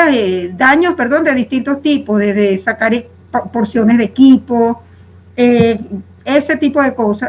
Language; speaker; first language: Spanish; native; Spanish